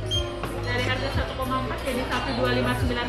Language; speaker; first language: Indonesian; native; Indonesian